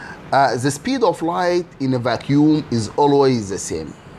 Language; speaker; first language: English; non-native, fluent; Arabic